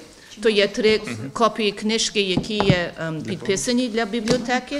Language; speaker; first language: Ukrainian; early bilingual, heritage; Ukrainian